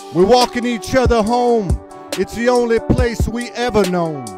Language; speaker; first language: English; native; English